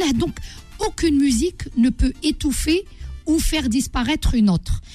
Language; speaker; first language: French; non-native, local second language; Arabic